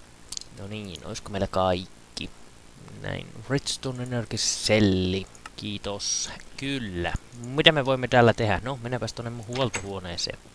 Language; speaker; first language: Finnish; native; Finnish